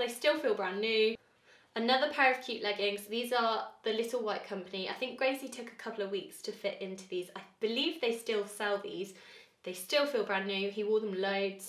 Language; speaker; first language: English; native; English